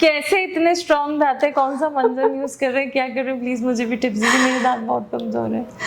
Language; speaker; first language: Hindi; native; Hindi